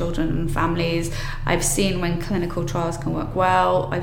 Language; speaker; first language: English; native; English